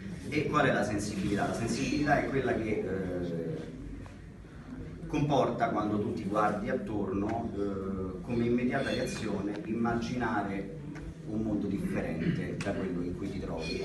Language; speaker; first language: Italian; native; Italian